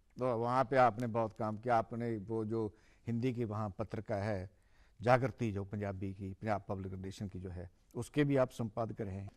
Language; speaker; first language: Hindi; non-native, local second language; Punjabi